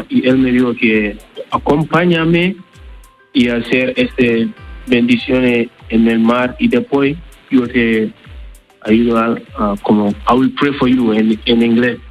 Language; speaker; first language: Spanish; non-native, learner; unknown